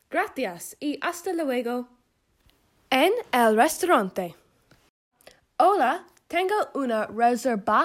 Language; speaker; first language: Spanish; non-native, learner; English